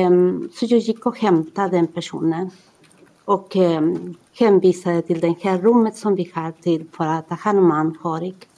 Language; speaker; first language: Swedish; non-native, fluent; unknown